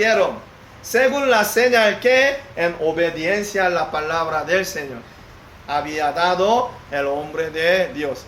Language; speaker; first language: Spanish; non-native, learner; Korean